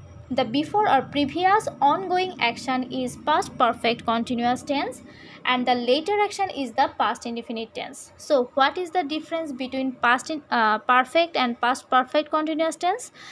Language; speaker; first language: English; non-native, local second language; Bangla